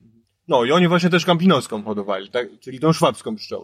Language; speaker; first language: Polish; native; Polish